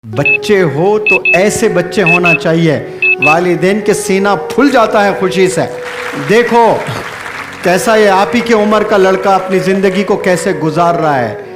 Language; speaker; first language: Urdu; native; Urdu